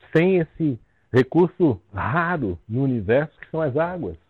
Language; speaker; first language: Portuguese; native; Portuguese